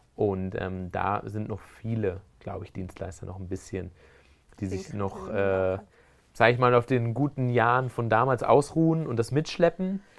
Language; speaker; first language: German; early bilingual, other home language; Spanish